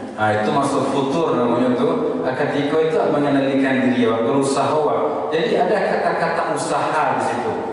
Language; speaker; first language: Malay; non-native, local second language; Minangkabau